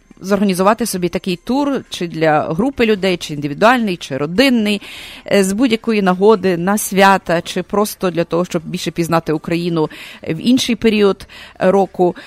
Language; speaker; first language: Ukrainian; native; Ukrainian